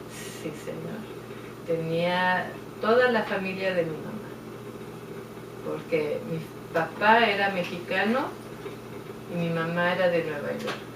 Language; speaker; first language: Spanish; native; Spanish